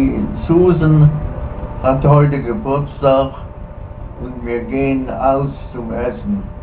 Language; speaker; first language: German; early bilingual, heritage; German